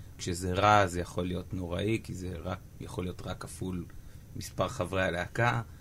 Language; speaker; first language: Hebrew; native; Hebrew